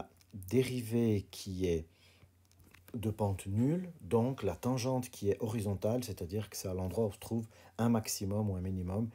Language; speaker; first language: French; native; French